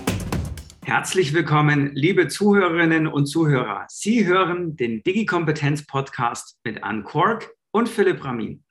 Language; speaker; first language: German; native; German